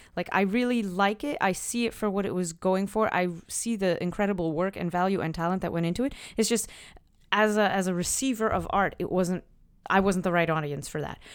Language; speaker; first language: English; native; English